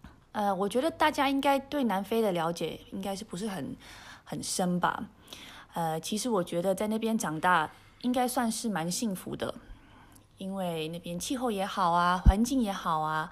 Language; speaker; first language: Chinese; early bilingual, heritage; Chinese